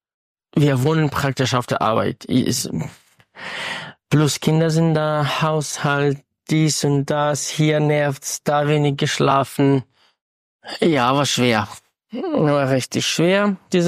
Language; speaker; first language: German; non-native, fluent; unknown